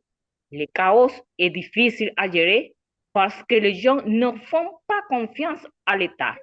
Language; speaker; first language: French; non-native, learner; Spanish